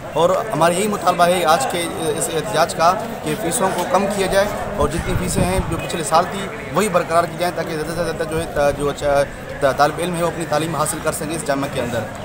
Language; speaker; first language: Urdu; non-native, local second language; Sindhi